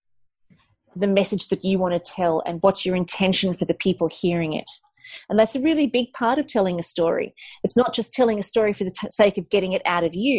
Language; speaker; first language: English; native; English